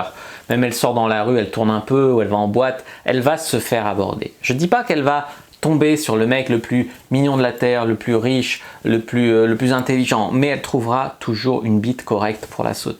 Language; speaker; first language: French; native; French